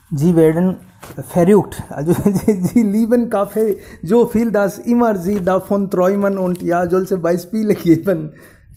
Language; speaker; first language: German; non-native, fluent; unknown